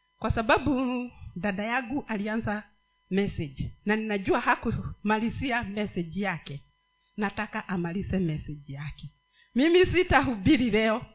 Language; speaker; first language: Swahili; non-native, local second language; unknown